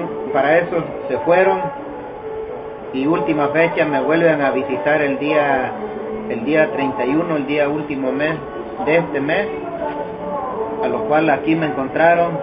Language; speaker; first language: Spanish; native; Spanish